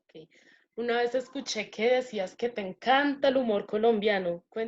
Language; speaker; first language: Spanish; native; Spanish